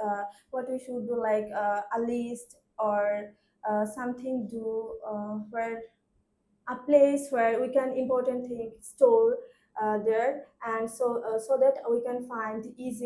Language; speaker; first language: English; non-native, learner; Bangla